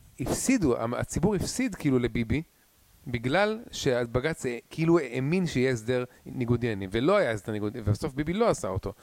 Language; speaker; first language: Hebrew; native; Hebrew